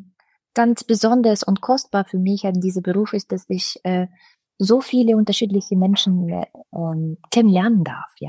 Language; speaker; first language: German; non-native, fluent; Russian